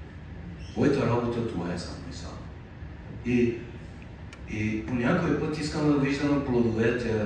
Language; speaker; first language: Bulgarian; non-native, fluent; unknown